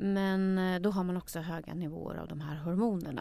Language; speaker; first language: Swedish; native; Swedish